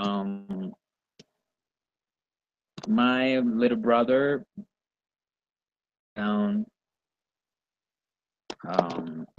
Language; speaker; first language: English; non-native, learner; Spanish